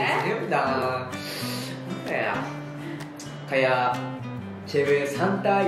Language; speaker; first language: Indonesian; non-native, learner; Japanese